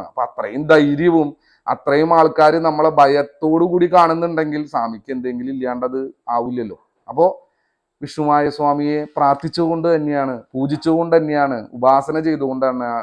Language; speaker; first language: Malayalam; native; Malayalam